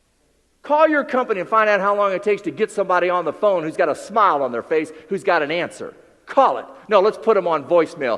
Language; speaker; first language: English; native; English